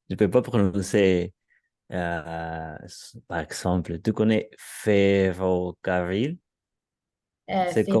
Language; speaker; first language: French; non-native, learner; Spanish